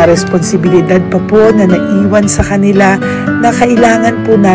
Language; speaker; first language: Filipino; native; Filipino